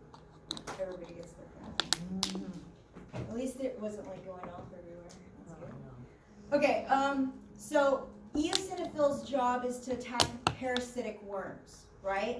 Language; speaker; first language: English; native; English